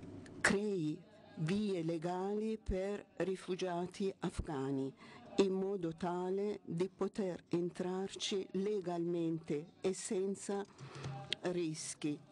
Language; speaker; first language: Italian; non-native, fluent; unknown